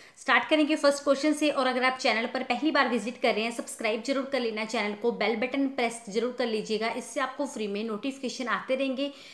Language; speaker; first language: Hindi; non-native, local second language; Punjabi